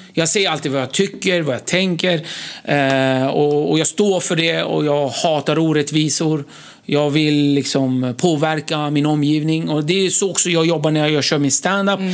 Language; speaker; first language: Swedish; early bilingual, other home language; Kurdish